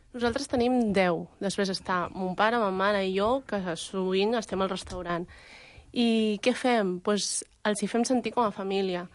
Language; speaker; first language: Catalan; early bilingual, other home language; Vietnamese